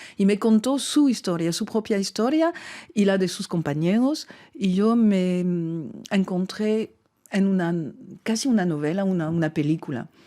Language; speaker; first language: Spanish; non-native, fluent; French